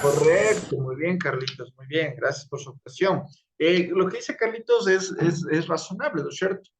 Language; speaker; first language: Spanish; native; Spanish